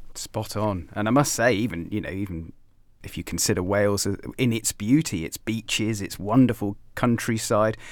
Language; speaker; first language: English; native; English